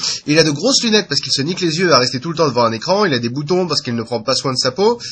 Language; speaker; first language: French; native; French